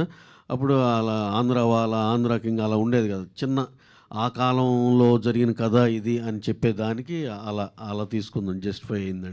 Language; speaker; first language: Telugu; native; Telugu